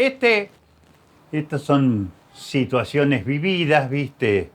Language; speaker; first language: Spanish; native; Spanish